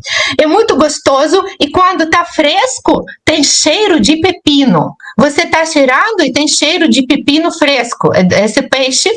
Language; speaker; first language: Portuguese; non-native, fluent; Russian